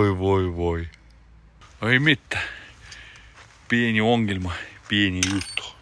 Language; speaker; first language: Finnish; non-native, learner; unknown